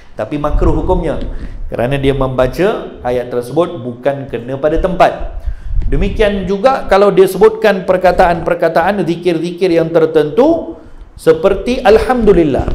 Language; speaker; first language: Malay; native; Malay